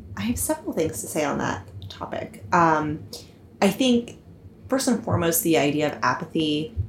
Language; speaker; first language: English; native; English